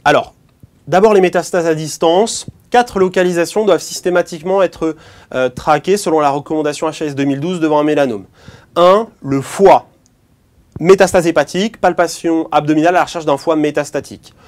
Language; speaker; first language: French; native; French